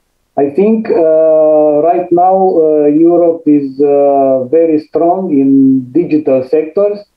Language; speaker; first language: English; non-native, fluent; Romanian